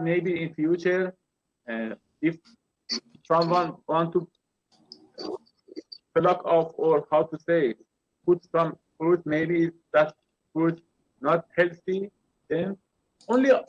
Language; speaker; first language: English; non-native, learner; Persian